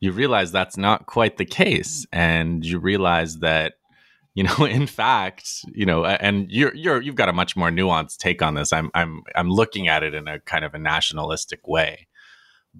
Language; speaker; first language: English; native; English